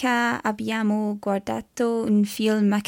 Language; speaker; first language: Italian; non-native, learner; English